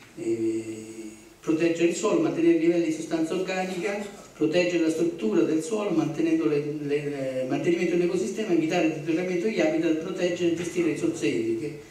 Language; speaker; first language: Italian; native; Italian